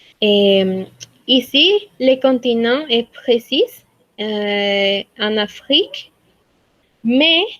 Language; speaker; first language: French; non-native, learner; Spanish